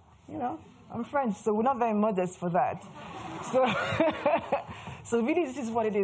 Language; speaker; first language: English; non-native, fluent; French